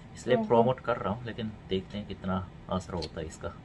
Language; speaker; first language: Hindi; non-native, fluent; Korean